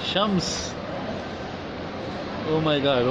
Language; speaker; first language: English; non-native, fluent; Pashto